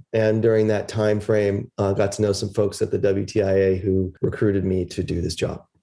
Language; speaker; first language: English; early bilingual, other home language; German